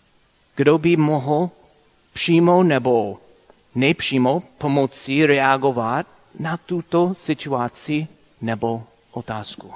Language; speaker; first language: Czech; non-native, fluent; English